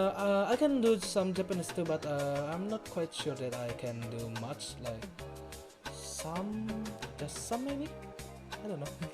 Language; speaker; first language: English; non-native, learner; Indonesian